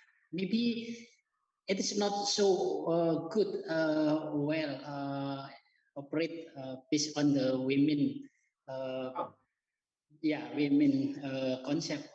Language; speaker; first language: English; non-native, learner; Indonesian